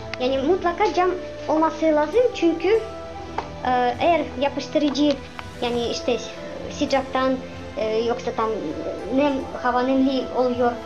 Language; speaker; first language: Turkish; non-native, learner; Russian